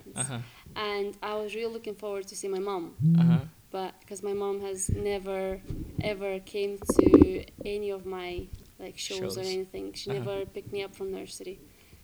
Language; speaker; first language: English; non-native, fluent; Lithuanian